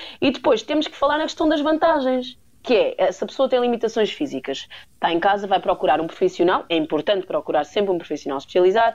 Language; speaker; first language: Portuguese; native; Portuguese